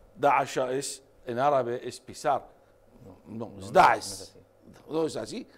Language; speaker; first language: Spanish; non-native, fluent; Arabic